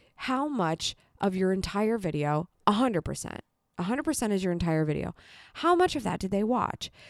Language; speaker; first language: English; native; English